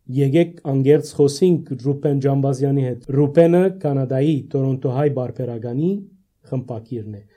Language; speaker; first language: Armenian; early bilingual, heritage; Armenian